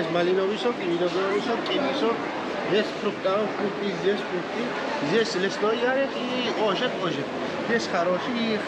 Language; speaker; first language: Polish; non-native, learner; Georgian